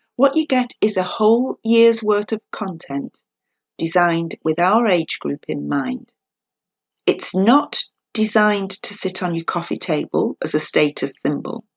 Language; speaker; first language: English; native; English